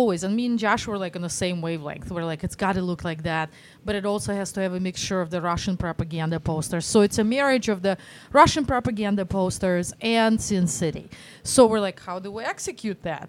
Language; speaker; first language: English; non-native, fluent; Russian